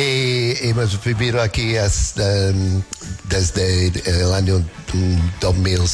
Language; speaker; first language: Spanish; non-native, fluent; English